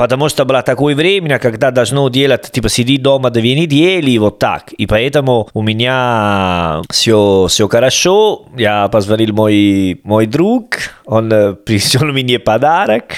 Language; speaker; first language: Russian; non-native, learner; Italian